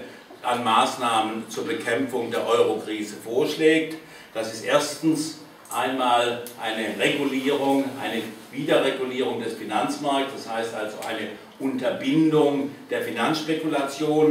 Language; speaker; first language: German; native; German